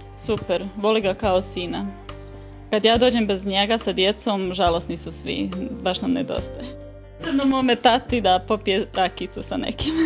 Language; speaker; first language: Bosnian; native; Bosnian